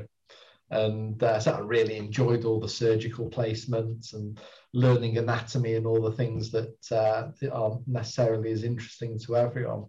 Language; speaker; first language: English; native; English